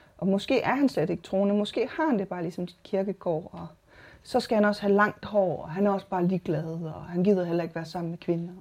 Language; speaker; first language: Danish; native; Danish